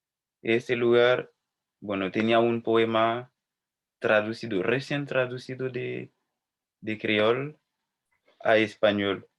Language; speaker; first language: Spanish; non-native, fluent; Haitian Creole